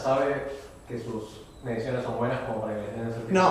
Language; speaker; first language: Spanish; native; Spanish